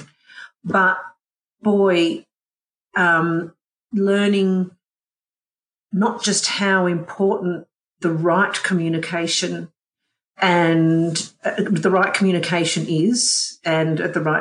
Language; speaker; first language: English; native; English